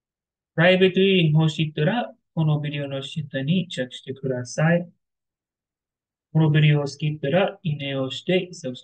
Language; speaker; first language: Japanese; non-native, learner; English